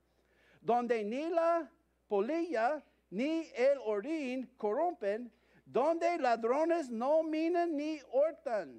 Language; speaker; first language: Spanish; non-native, fluent; English